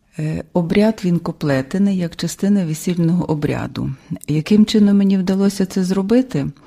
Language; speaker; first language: Ukrainian; native; Ukrainian